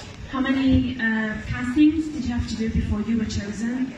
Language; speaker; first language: English; non-native, fluent; Italian